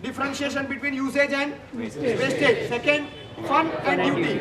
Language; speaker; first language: English; non-native, local second language; Gujarati